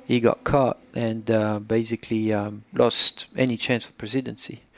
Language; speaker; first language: English; non-native, fluent; French